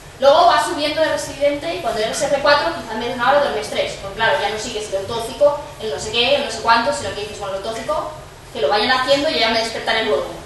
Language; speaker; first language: Spanish; non-native, local second language; Catalan